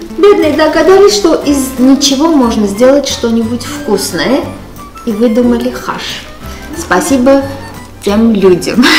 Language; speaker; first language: Russian; non-native, local second language; Armenian